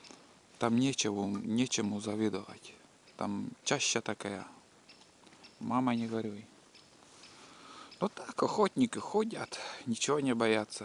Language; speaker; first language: Russian; native; Russian